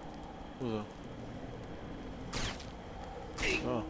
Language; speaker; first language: German; native; German